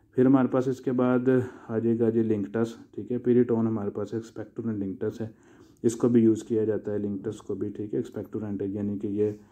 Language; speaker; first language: Urdu; non-native, local second language; Punjabi